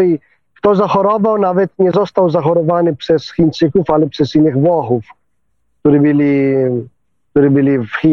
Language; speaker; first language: Polish; non-native, fluent; Italian